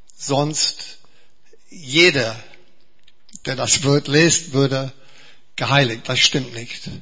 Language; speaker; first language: German; non-native, fluent; English